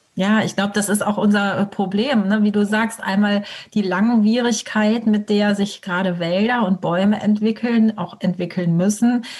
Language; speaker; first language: German; native; German